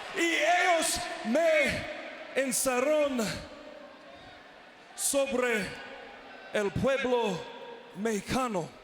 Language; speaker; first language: Spanish; non-native, learner; English